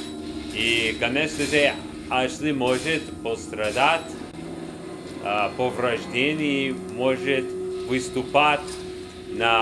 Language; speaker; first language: Russian; non-native, learner; English